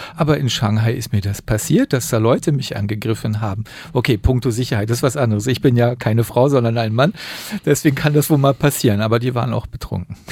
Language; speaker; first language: German; native; German